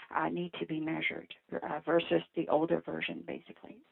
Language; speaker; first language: English; non-native, fluent; Vietnamese